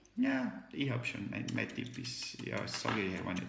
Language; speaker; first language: German; native; German